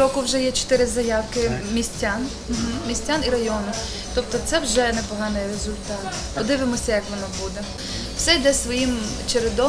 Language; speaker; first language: Ukrainian; native; Ukrainian